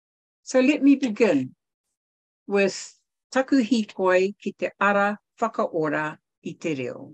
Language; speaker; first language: Māori; non-native, local second language; English